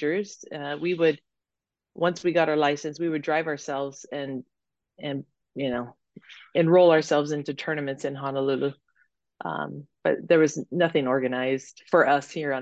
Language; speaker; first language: English; native; English